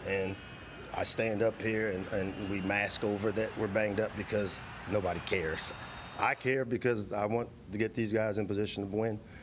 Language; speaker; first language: English; native; English